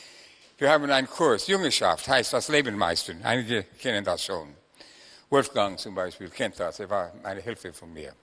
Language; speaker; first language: German; non-native, fluent; English